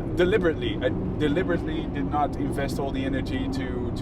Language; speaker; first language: English; non-native, fluent; Dutch